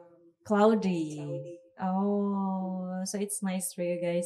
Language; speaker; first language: English; non-native, learner; Indonesian